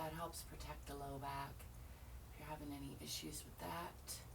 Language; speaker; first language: English; native; English